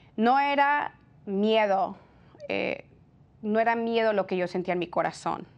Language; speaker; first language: Spanish; early bilingual, heritage; Spanish